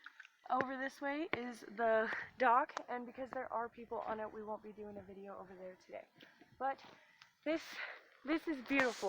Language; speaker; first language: English; native; English